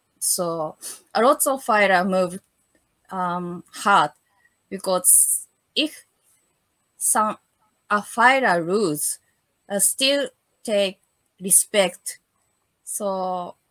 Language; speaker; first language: English; non-native, learner; Japanese